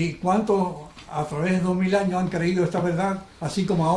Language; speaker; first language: Spanish; native; Spanish